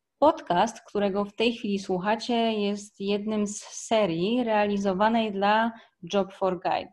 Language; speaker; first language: Polish; native; Polish